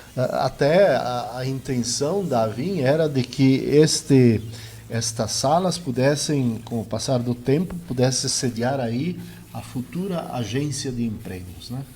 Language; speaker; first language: Portuguese; native; Portuguese